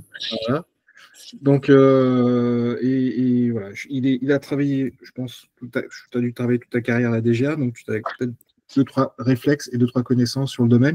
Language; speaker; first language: French; native; French